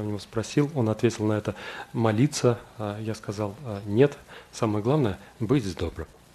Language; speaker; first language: Russian; native; Russian